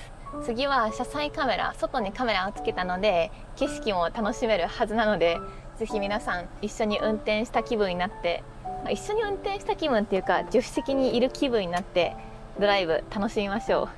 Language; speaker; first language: Japanese; native; Japanese